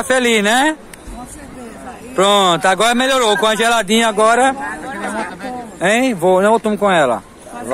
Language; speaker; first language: Portuguese; native; Portuguese